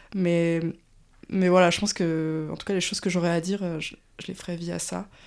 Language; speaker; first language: French; native; French